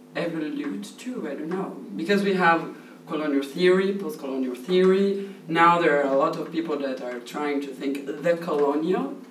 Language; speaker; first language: English; non-native, learner; Portuguese